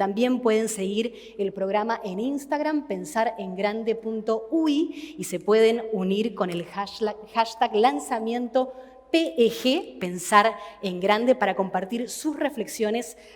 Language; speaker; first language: Spanish; native; Spanish